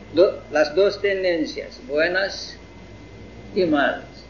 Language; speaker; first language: Spanish; non-native, fluent; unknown